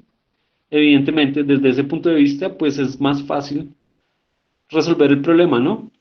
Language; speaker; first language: Spanish; native; Spanish